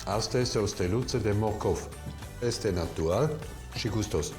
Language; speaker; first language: Romanian; non-native, learner; Swiss German